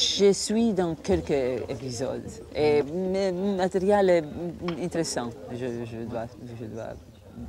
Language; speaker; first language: French; non-native, fluent; Croatian